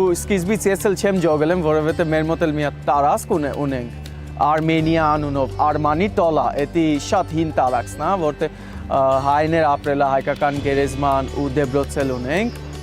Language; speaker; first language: Armenian; non-native, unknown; Bangla